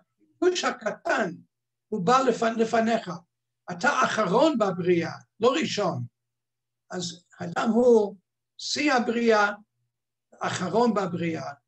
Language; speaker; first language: Hebrew; non-native, fluent; English